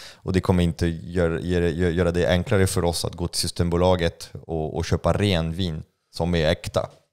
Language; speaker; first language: Swedish; non-native, fluent; French